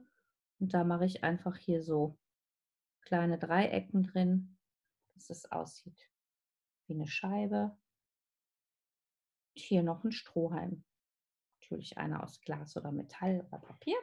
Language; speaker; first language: German; native; German